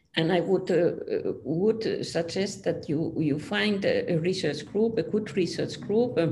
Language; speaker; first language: English; non-native, fluent; Finnish